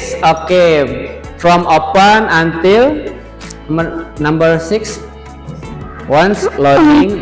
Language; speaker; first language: English; non-native, learner; Indonesian